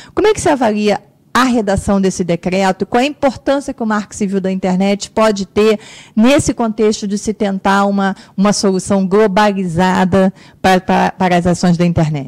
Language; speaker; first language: Portuguese; native; Portuguese